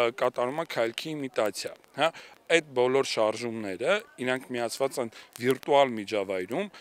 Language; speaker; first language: Armenian; native; Armenian